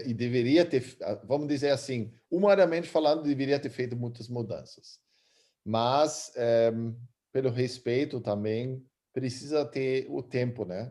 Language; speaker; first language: Portuguese; early bilingual, other home language; German